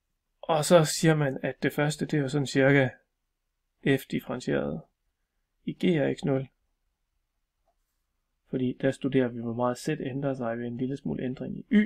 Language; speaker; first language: Danish; native; Danish